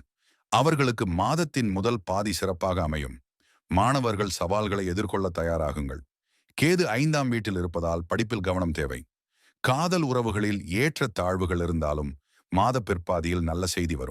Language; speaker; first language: Tamil; native; Tamil